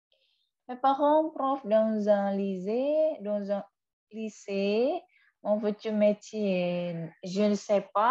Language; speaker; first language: French; non-native, fluent; Indonesian